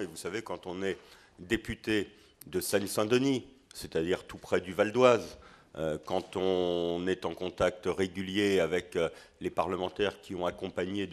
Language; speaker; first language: French; native; French